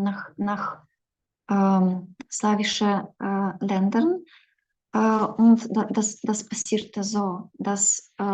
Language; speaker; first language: German; non-native, fluent; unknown